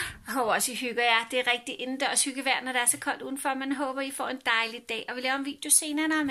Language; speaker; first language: Danish; native; Danish